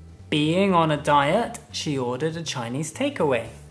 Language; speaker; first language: English; native; English